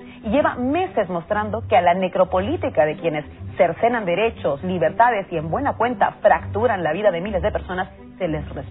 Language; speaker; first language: Spanish; native; Spanish